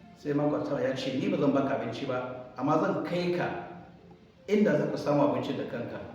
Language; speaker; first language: Hausa; non-native, local second language; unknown